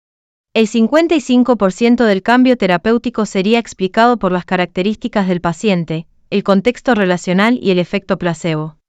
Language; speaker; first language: Spanish; native; Spanish